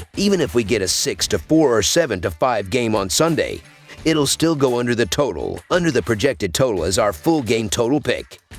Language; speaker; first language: English; native; English